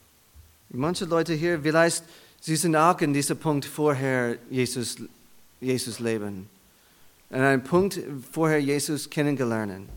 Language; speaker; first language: German; non-native, learner; English